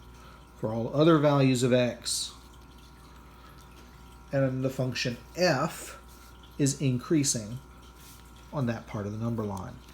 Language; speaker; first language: English; native; English